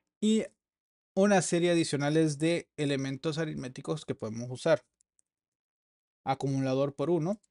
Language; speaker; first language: Spanish; native; Spanish